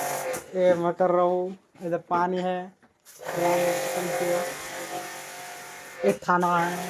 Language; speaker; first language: Hindi; non-native, local second language; Bangla